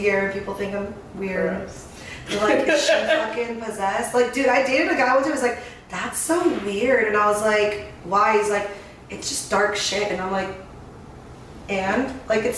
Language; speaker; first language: English; native; English